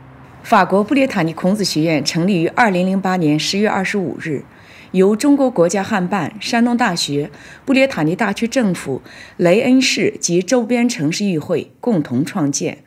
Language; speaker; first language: Chinese; native; Chinese